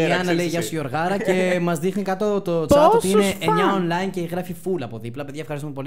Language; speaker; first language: Greek; native; Greek